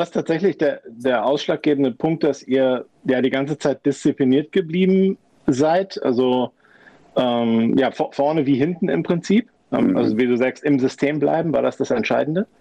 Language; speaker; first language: German; native; German